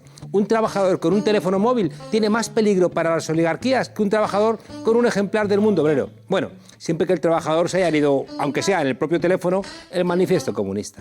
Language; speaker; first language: Spanish; native; Spanish